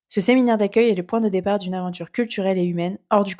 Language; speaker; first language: French; native; French